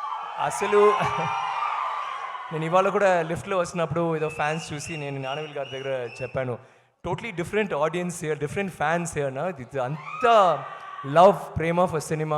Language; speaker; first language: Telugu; non-native, learner; Tamil